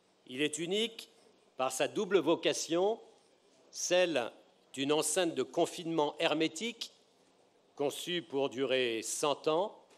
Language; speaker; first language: French; native; French